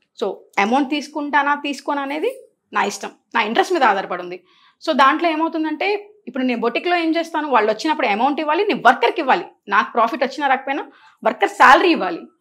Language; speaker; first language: Telugu; native; Telugu